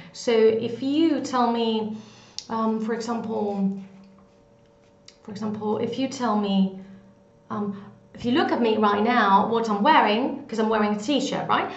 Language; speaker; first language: English; non-native, fluent; Greek